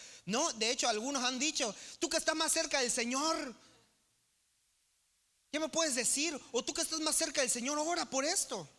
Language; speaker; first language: Spanish; native; Spanish